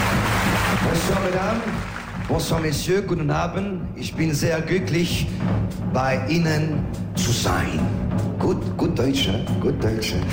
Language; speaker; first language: German; non-native, learner; French